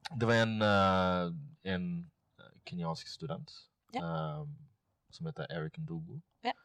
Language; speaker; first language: Norwegian; non-native, fluent; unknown